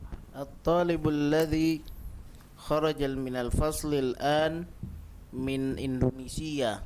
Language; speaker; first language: Arabic; non-native, learner; Indonesian